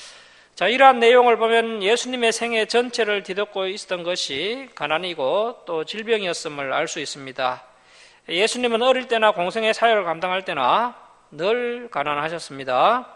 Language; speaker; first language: Korean; native; Korean